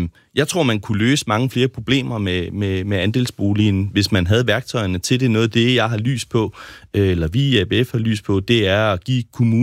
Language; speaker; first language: Danish; native; Danish